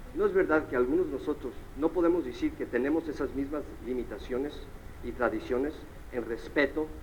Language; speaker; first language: Spanish; early bilingual, heritage; Spanish